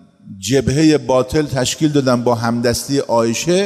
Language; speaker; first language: Persian; native; Persian